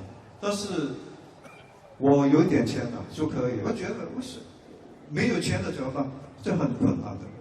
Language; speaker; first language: Chinese; non-native, local second language; English